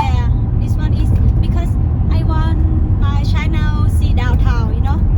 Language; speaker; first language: English; non-native, learner; Thai